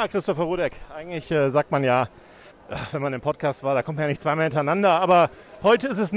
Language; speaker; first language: German; native; German